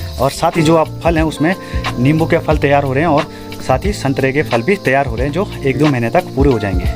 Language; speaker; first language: Hindi; non-native, local second language; Garhwali